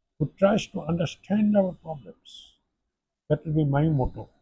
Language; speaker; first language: English; non-native, local second language; Bangla